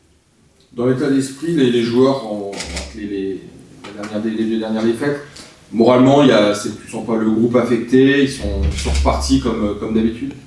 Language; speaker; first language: French; native; French